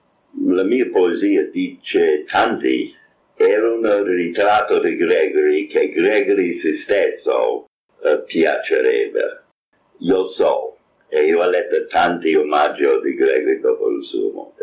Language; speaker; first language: Italian; non-native, fluent; English